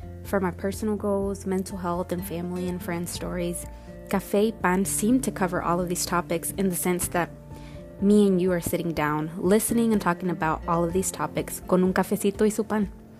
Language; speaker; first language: English; early bilingual, other home language; Spanish